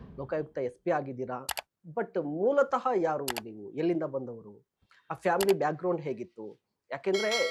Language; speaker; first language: Kannada; native; Kannada